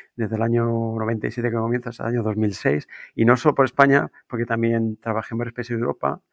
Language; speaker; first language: Spanish; native; Spanish